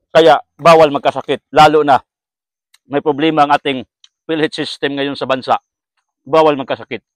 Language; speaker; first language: Filipino; non-native, local second language; Cebuano